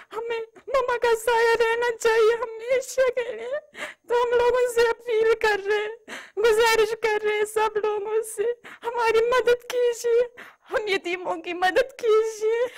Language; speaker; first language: Hindi; non-native, local second language; Kashmiri